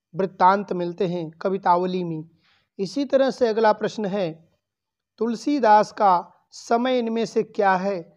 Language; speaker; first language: Hindi; native; Hindi